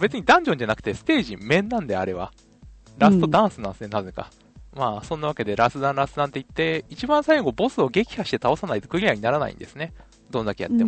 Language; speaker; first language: Japanese; native; Japanese